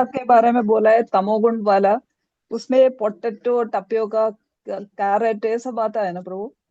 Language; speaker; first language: Hindi; non-native, local second language; Bangla